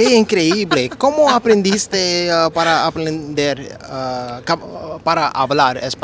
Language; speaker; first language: Spanish; non-native, learner; English